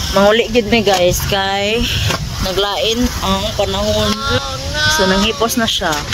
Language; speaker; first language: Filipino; non-native, local second language; Cebuano